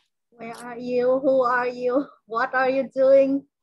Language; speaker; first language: English; non-native, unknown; Vietnamese